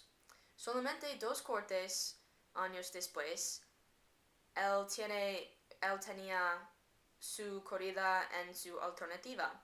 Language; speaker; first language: Spanish; non-native, learner; English